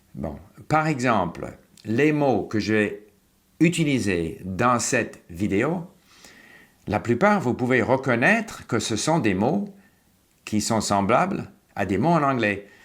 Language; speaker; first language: French; non-native, fluent; English